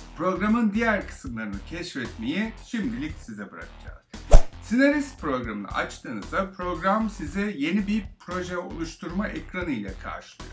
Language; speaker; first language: Turkish; native; Turkish